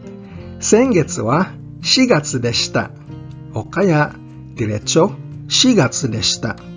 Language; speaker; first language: Japanese; non-native, fluent; Filipino